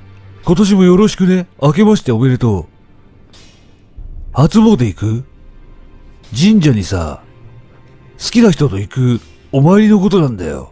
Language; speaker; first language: Japanese; native; Japanese